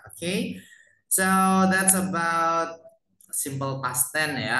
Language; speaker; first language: English; non-native, fluent; Indonesian